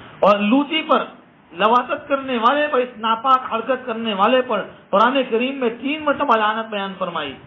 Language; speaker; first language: Urdu; non-native, local second language; Gujarati